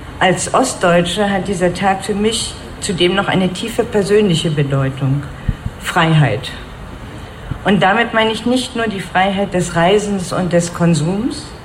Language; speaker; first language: German; native; German